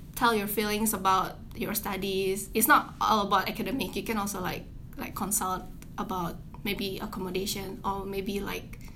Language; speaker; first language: English; non-native, fluent; Indonesian